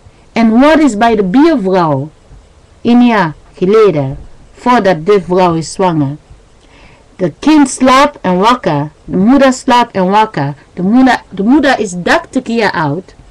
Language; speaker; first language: Dutch; non-native, learner; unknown